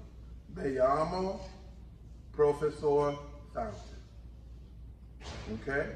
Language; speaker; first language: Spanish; non-native, learner; English